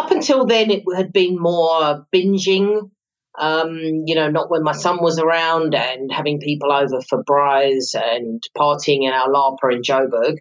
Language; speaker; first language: English; native; English